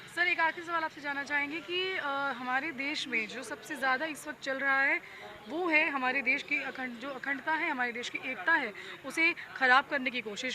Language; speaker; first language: Hindi; native; Hindi